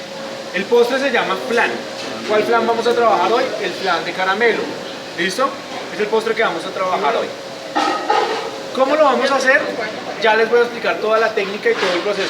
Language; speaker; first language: Spanish; native; Spanish